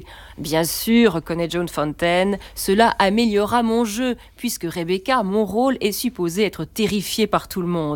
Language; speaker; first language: French; native; French